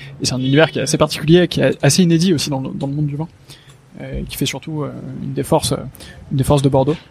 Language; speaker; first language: French; native; French